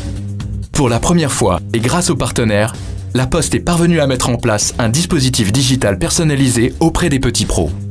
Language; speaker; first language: French; native; French